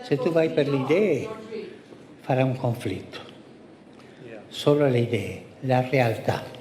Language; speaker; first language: Italian; non-native, fluent; Spanish